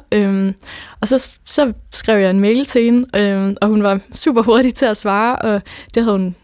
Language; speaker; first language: Danish; native; Danish